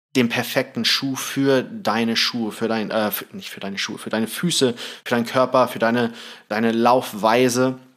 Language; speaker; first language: German; early bilingual, other home language; Thai